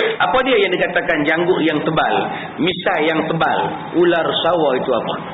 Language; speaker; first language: Malay; native; Malay